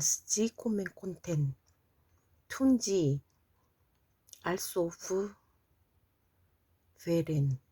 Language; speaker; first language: German; non-native, fluent; Korean